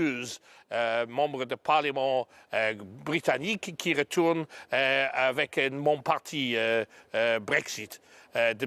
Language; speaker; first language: French; non-native, learner; English